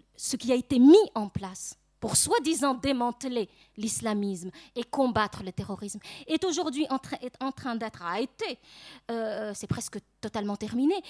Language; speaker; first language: French; non-native, local second language; Arabic